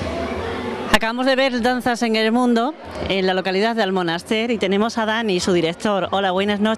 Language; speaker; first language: Spanish; native; Spanish